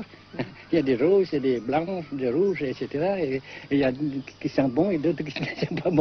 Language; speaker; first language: French; non-native, fluent; Vietnamese